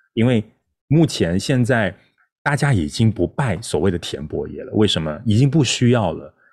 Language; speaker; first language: Chinese; non-native, local second language; Min Nan Chinese